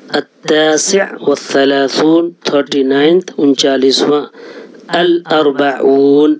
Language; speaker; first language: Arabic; non-native, fluent; Urdu